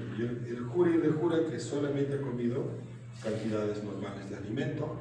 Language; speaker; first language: Spanish; native; Spanish